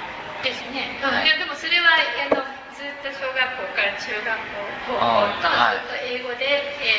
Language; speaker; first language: Japanese; native; Japanese